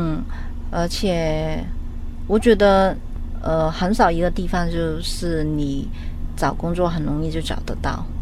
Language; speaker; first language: Chinese; non-native, local second language; Cantonese